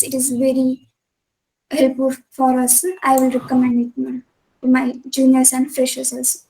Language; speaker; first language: English; non-native, local second language; Kannada